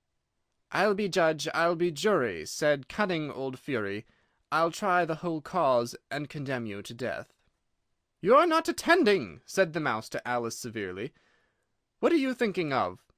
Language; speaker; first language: English; native; English